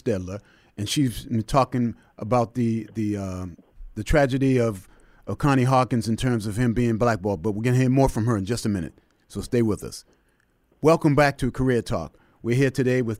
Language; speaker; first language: English; native; English